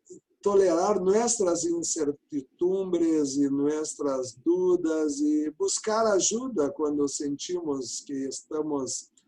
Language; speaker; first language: Spanish; non-native, learner; Portuguese